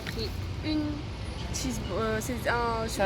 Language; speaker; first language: French; native; French